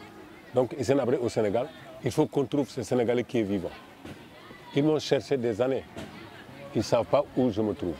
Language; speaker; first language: French; non-native, local second language; Wolof